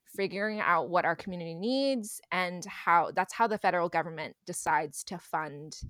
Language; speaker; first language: English; native; English